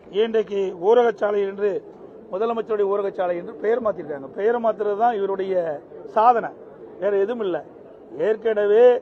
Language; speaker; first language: Tamil; native; Tamil